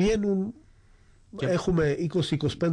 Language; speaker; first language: Greek; non-native, fluent; Slovak